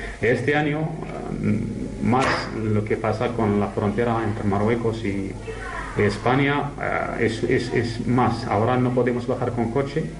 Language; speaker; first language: Spanish; non-native, learner; Arabic